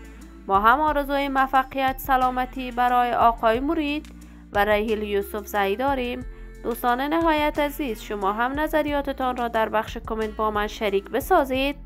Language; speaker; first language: Persian; native; Persian